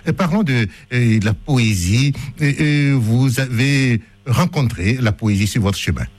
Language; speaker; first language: French; native; French